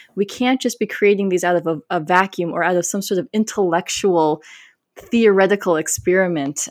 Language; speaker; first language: English; native; English